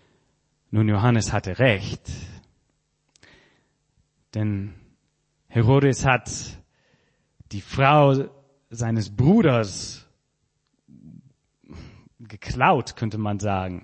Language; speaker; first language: German; non-native, fluent; English